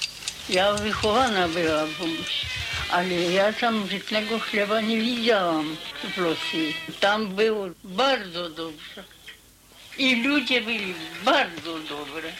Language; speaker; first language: Polish; early bilingual, heritage; Polish